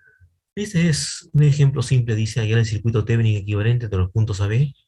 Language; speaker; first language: Spanish; native; Spanish